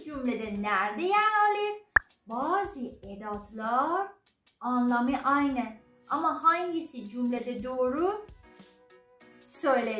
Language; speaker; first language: Turkish; non-native, learner; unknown